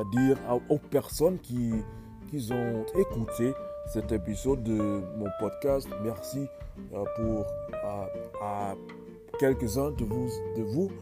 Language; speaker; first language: French; non-native, learner; English